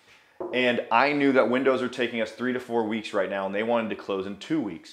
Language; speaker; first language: English; native; English